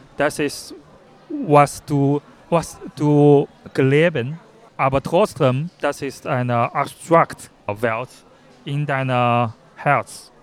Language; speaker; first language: German; non-native, learner; Chinese